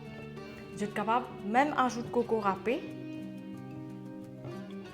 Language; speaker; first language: French; non-native, local second language; Morisyen